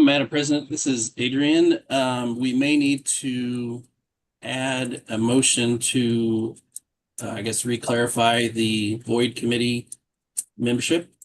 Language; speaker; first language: English; native; English